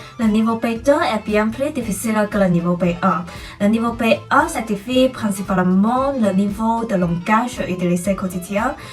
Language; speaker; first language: French; non-native, fluent; Chinese